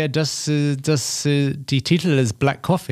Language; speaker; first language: German; non-native, learner; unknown